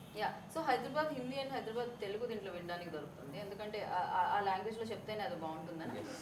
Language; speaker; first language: Telugu; native; Telugu